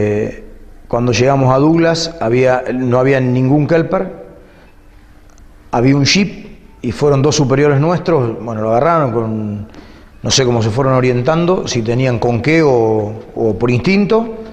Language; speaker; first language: Spanish; native; Spanish